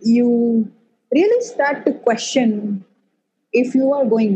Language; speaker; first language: English; non-native, local second language; Tamil